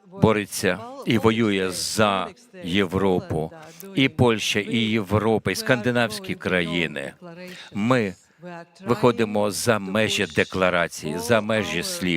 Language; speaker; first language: Ukrainian; non-native, fluent; Latvian